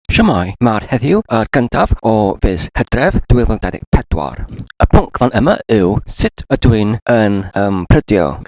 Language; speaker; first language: Welsh; non-native, learner; English